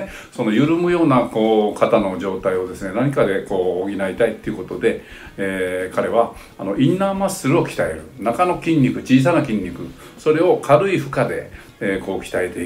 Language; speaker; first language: Japanese; native; Japanese